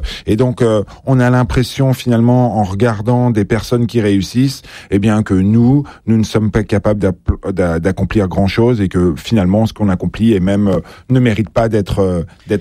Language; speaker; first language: French; native; French